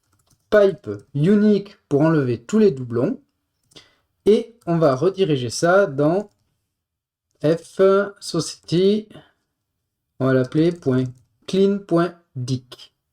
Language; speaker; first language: French; native; French